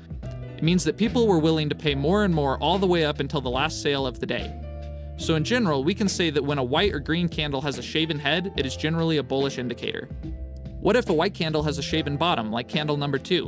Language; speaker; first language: English; native; English